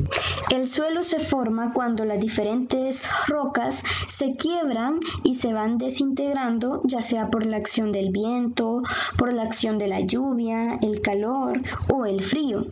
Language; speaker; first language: Spanish; native; Spanish